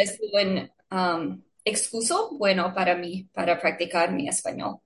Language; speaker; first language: Spanish; non-native, learner; English